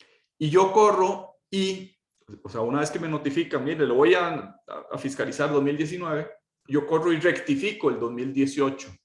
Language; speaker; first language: Spanish; native; Spanish